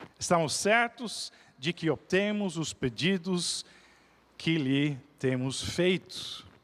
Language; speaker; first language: Portuguese; non-native, fluent; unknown